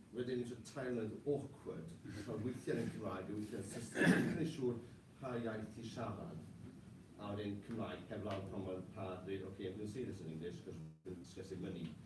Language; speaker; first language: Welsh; non-native, local second language; English